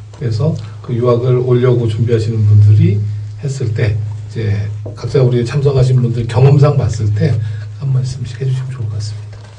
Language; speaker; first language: Korean; native; Korean